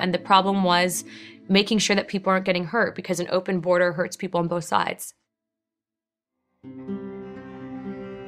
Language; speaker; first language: English; native; English